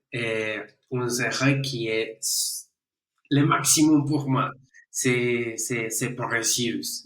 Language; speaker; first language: French; non-native, learner; Spanish